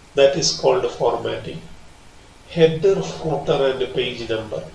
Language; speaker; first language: English; non-native, local second language; Malayalam